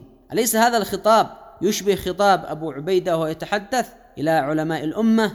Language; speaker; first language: Arabic; native; Arabic